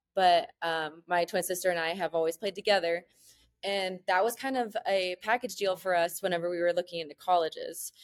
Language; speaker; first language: English; native; English